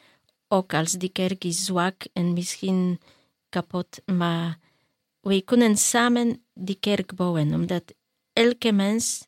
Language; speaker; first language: Dutch; non-native, learner; Polish